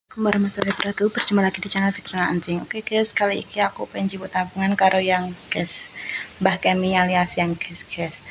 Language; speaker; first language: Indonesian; non-native, local second language; Javanese